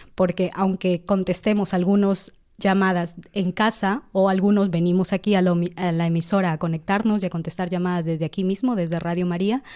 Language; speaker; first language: Spanish; native; Spanish